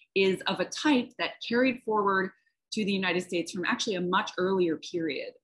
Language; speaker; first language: English; native; English